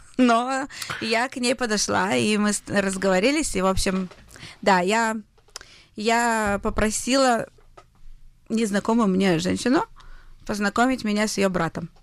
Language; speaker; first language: Russian; early bilingual, heritage; Russian